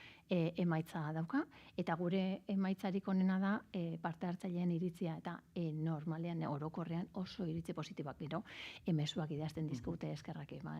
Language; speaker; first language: Basque; native; Basque